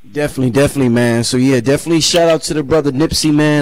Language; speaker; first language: English; native; English